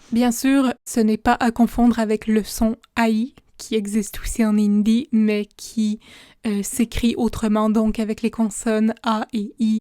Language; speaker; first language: French; native; French